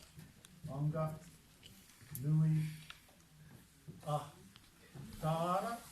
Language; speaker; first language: Māori; non-native, local second language; English